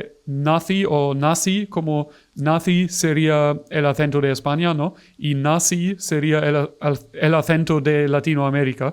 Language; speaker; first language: Spanish; non-native, fluent; German